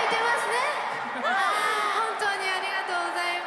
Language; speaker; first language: Japanese; non-native, learner; Korean